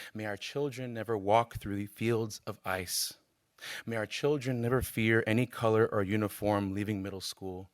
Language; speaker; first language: English; native; English